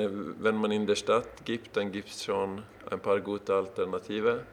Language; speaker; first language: German; non-native, learner; Swedish